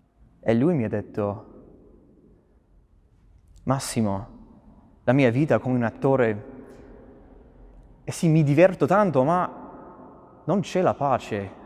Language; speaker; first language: Italian; non-native, fluent; English